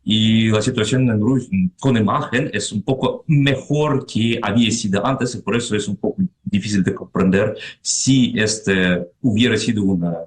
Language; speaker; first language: Spanish; non-native, fluent; Russian